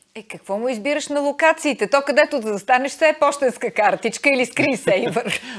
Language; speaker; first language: Bulgarian; native; Bulgarian